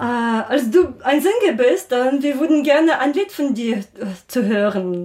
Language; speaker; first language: German; non-native, learner; Ukrainian